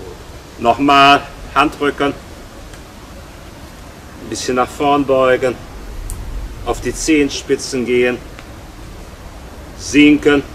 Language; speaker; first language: German; native; German